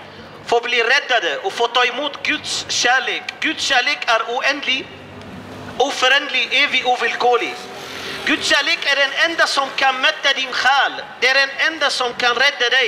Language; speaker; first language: Swedish; non-native, fluent; Arabic